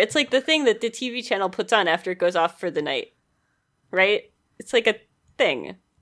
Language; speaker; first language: English; native; English